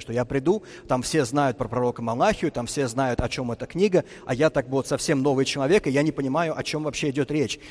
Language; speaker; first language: Russian; native; Russian